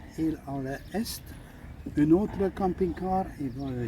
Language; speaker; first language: French; non-native, local second language; Dutch